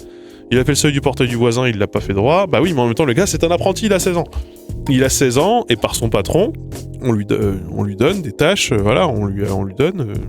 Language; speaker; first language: French; native; French